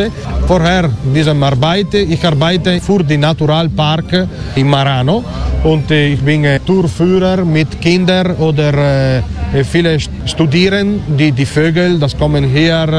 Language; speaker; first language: German; non-native, learner; Italian